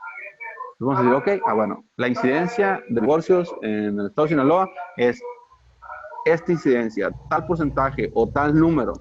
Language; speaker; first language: Spanish; native; Spanish